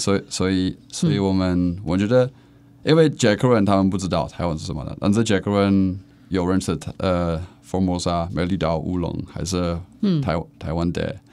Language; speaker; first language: Chinese; non-native, learner; Czech